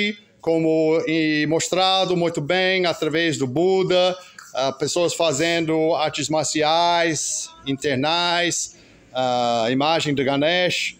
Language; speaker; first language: Portuguese; non-native, fluent; English